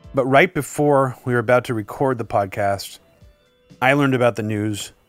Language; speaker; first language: English; native; English